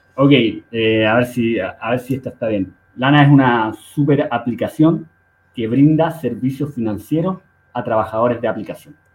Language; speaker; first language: Spanish; native; Spanish